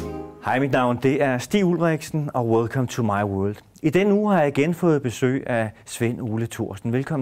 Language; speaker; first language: Danish; native; Danish